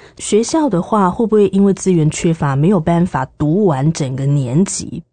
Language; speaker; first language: Chinese; native; Chinese